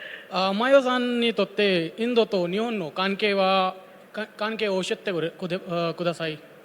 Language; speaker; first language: Japanese; non-native, learner; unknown